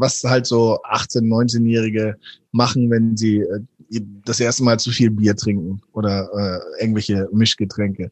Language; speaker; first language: German; native; German